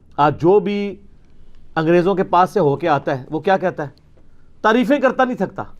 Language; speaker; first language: Urdu; non-native, local second language; Punjabi